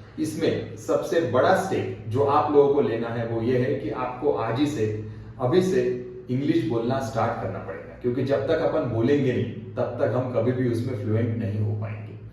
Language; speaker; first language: Hindi; non-native, local second language; Marathi